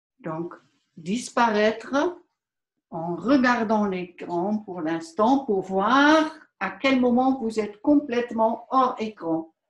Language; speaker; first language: French; non-native, fluent; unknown